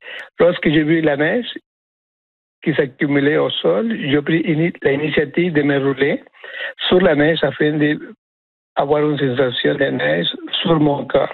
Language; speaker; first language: French; non-native, fluent; Spanish